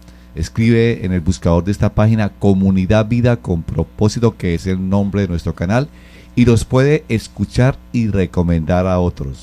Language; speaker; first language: Spanish; native; Spanish